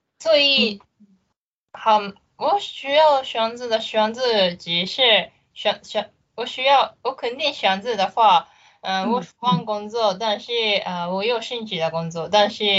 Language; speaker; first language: Chinese; non-native, learner; Japanese